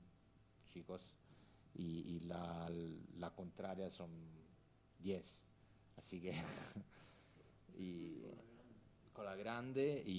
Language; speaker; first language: Spanish; non-native, fluent; Italian